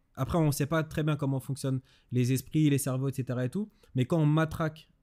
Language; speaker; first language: French; native; French